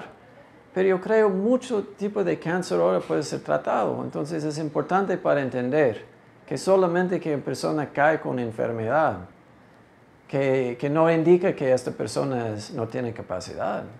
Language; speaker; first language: Spanish; non-native, fluent; English